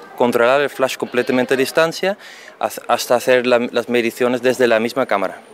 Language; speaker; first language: Spanish; non-native, fluent; Dutch